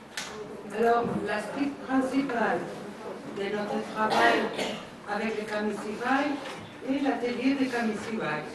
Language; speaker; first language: French; non-native, fluent; Spanish